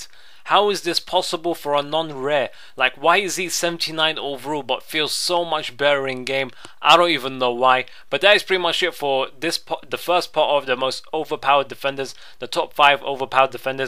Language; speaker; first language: English; native; English